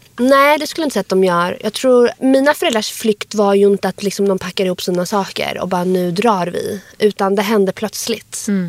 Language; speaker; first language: Swedish; early bilingual, other home language; Arabic